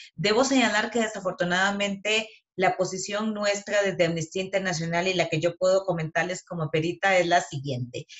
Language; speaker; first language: Spanish; native; Spanish